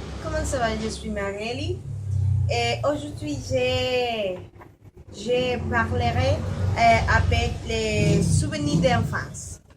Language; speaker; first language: French; non-native, learner; Spanish